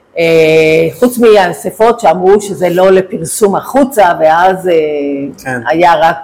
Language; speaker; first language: Hebrew; native; Hebrew